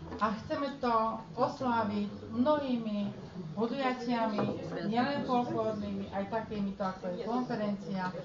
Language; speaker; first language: Slovak; early bilingual, heritage; Slovak